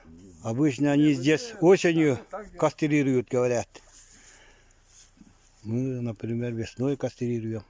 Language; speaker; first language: Russian; non-native, local second language; Yakut